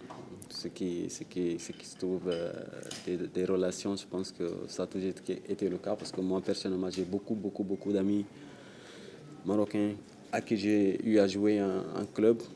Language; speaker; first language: French; non-native, local second language; Wolof